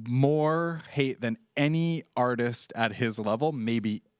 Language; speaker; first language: English; native; English